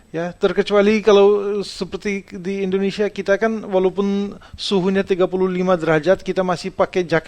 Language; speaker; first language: Indonesian; non-native, fluent; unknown